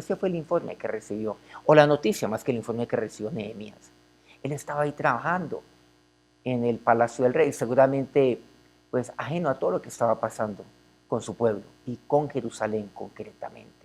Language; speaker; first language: Spanish; native; Spanish